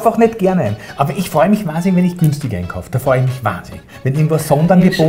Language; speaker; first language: German; native; German